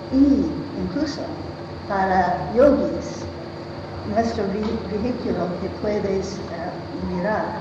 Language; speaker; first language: Spanish; non-native, learner; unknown